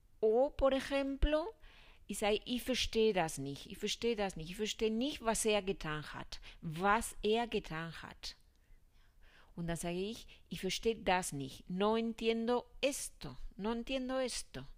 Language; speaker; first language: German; non-native, fluent; Spanish